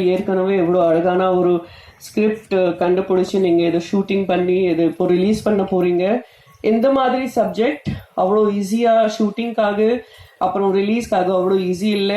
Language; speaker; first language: Tamil; non-native, fluent; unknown